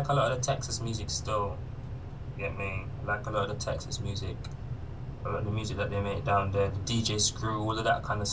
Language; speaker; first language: English; native; English